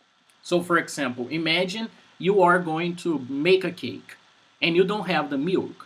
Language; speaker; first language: English; non-native, fluent; Portuguese